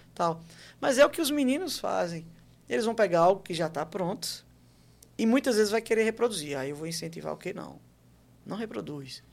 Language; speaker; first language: Portuguese; native; Portuguese